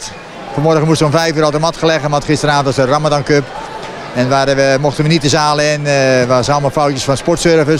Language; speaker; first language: Dutch; native; Dutch